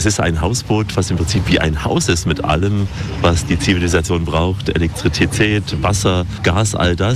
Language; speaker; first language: German; native; German